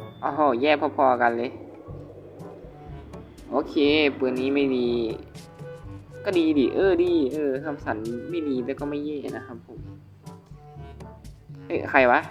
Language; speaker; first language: Thai; native; Thai